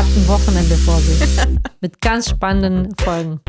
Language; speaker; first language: German; native; German